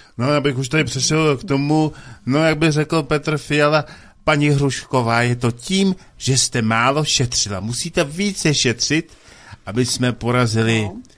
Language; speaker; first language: Czech; native; Czech